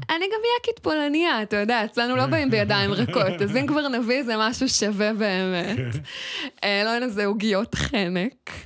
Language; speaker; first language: Hebrew; native; Hebrew